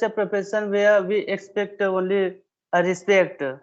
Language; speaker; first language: English; non-native, learner; Hindi